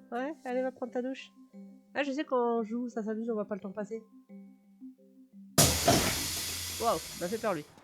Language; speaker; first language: French; native; French